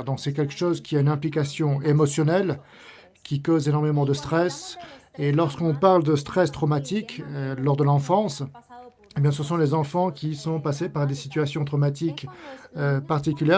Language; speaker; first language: French; native; French